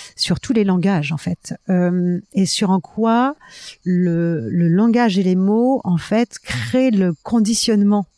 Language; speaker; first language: French; native; French